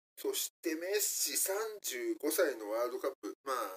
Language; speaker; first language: Japanese; native; Japanese